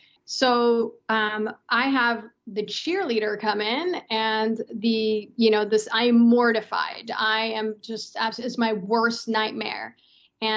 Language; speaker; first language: English; non-native, fluent; Persian